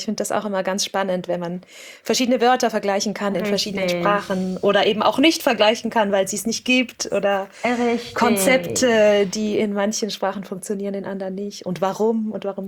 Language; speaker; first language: German; native; German